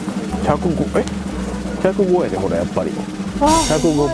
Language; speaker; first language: Japanese; native; Japanese